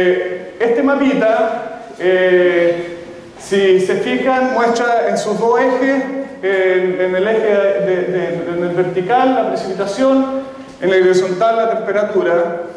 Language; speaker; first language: Spanish; native; Spanish